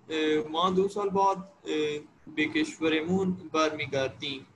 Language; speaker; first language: Persian; non-native, learner; Urdu